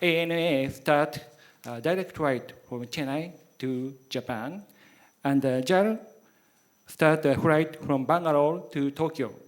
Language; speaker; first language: English; non-native, learner; Japanese